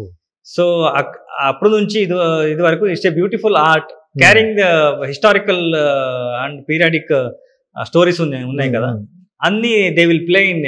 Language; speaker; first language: Telugu; non-native, learner; Kannada